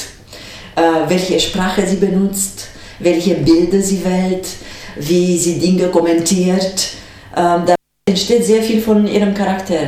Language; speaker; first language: German; non-native, fluent; Romanian